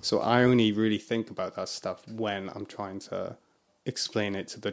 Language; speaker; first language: English; native; English